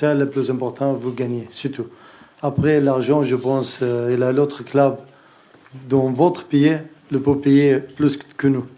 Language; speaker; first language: French; non-native, learner; Arabic